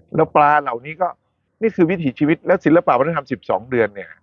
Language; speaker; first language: Thai; native; Thai